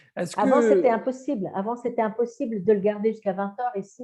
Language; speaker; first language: French; native; French